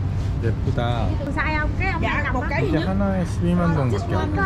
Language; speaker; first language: Korean; native; Korean